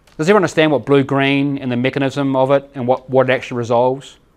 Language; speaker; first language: English; native; English